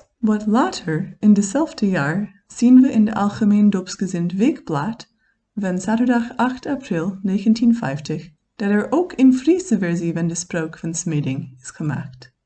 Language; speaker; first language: Dutch; non-native, fluent; English